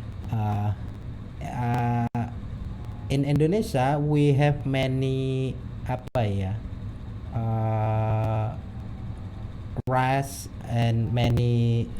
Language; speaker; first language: English; non-native, learner; Indonesian